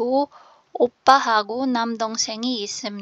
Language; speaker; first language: Korean; non-native, fluent; Filipino